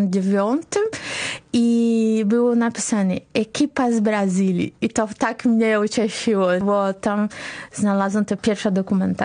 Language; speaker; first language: Polish; non-native, fluent; Portuguese